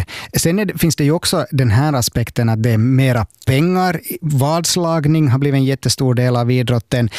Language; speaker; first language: Swedish; native; Swedish